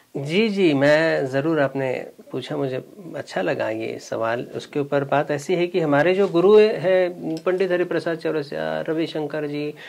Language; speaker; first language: Hindi; non-native, local second language; Marathi